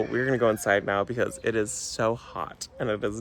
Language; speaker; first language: English; native; English